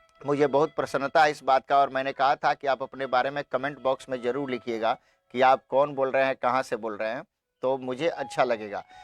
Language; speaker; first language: Hindi; native; Hindi